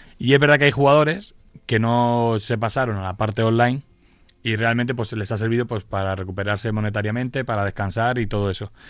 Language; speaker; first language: Spanish; native; Spanish